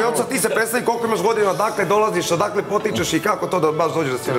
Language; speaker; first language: Serbian; native; Serbian